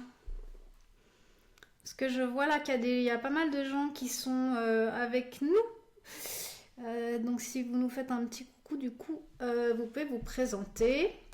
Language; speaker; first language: French; native; French